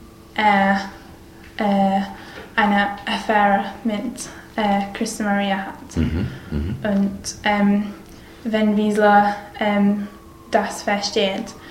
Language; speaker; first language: German; non-native, learner; English